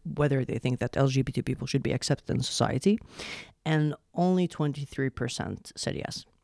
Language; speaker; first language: English; non-native, fluent; Arabic